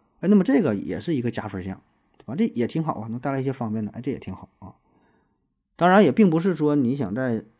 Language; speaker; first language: Chinese; native; Chinese